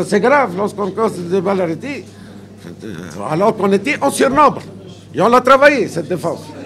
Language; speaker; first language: French; non-native, local second language; Arabic